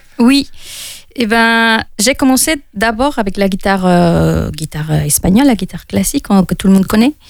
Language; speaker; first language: French; non-native, fluent; Spanish